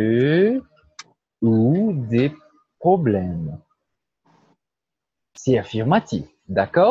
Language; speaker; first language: French; non-native, fluent; Portuguese